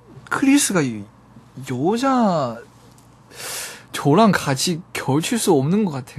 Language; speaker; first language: Korean; non-native, learner; Chinese